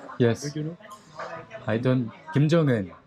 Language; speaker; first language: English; non-native, learner; Korean